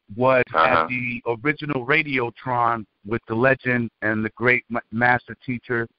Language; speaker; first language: English; native; English